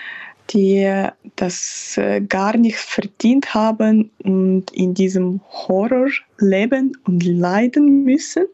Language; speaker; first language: German; non-native, fluent; Ukrainian